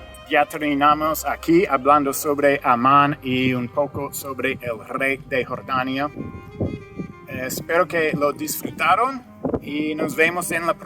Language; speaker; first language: Spanish; non-native, fluent; English